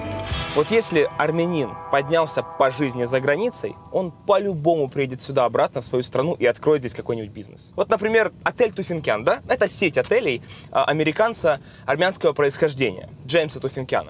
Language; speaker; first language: Russian; native; Russian